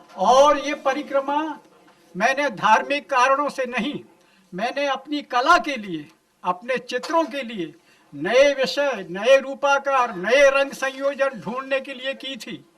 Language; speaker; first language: Hindi; non-native, local second language; Gujarati